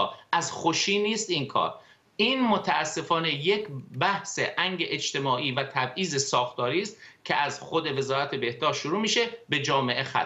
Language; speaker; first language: Persian; native; Persian